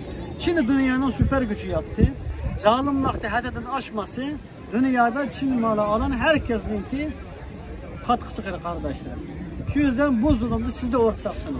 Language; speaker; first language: Turkish; non-native, fluent; Uyghur